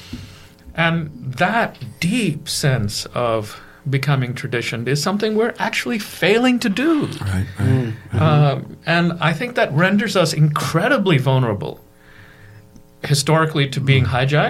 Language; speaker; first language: English; non-native, local second language; Malayalam